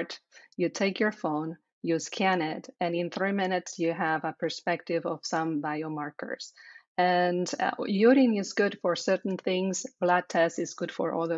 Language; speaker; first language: English; non-native, fluent; Spanish